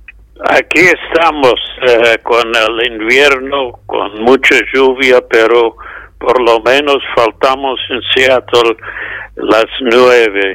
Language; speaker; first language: Spanish; non-native, fluent; English